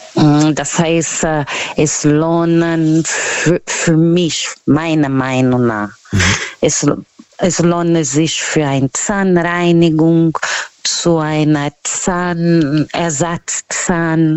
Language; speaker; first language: German; non-native, learner; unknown